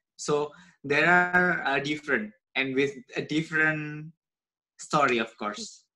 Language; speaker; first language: English; non-native, learner; Indonesian